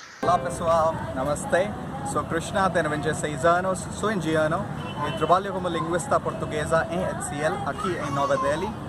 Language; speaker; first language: Portuguese; non-native, fluent; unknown